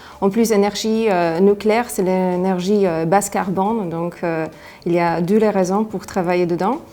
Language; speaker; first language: French; non-native, fluent; Polish